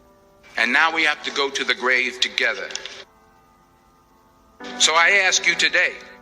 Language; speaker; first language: English; native; English